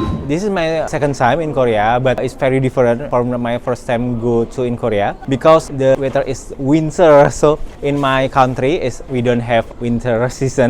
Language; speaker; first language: English; non-native, learner; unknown